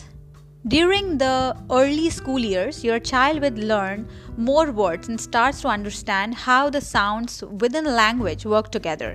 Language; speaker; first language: English; non-native, local second language; Marathi